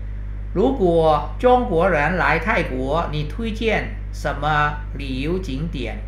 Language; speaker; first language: Chinese; non-native, fluent; Thai